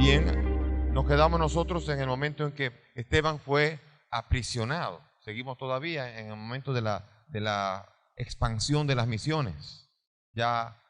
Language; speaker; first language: Spanish; native; Spanish